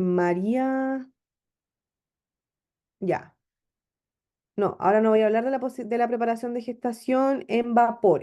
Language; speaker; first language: Spanish; native; Spanish